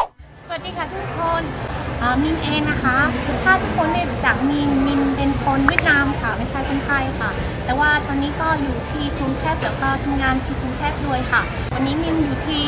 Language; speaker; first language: Thai; non-native, fluent; Vietnamese